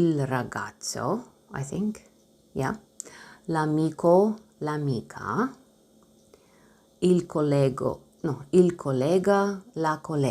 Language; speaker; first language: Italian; non-native, learner; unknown